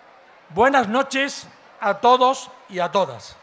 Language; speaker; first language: Spanish; native; Spanish